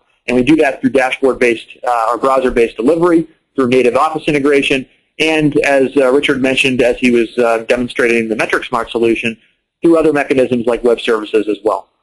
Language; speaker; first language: English; native; English